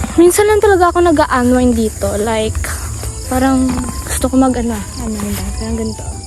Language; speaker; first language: Filipino; non-native, local second language; Hiligaynon